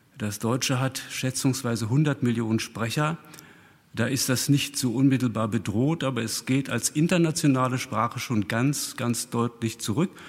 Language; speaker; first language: German; early bilingual, other home language; Russian